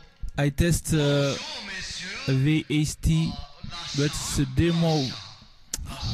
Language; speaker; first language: English; non-native, learner; French